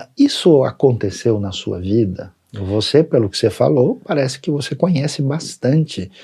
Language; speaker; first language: Portuguese; native; Portuguese